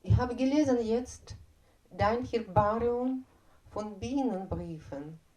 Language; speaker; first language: German; non-native, fluent; Russian